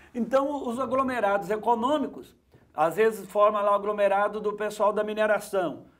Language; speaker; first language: Portuguese; native; Portuguese